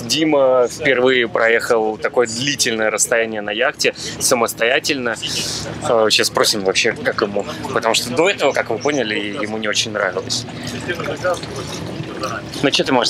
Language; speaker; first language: Russian; native; Russian